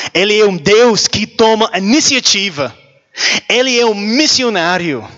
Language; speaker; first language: Portuguese; non-native, learner; English